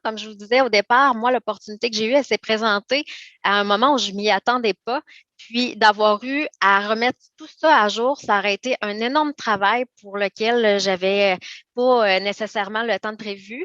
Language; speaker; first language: French; native; French